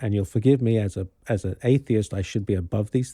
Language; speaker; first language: English; native; English